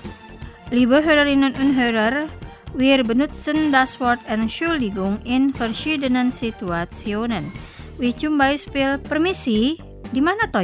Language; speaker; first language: German; non-native, fluent; Indonesian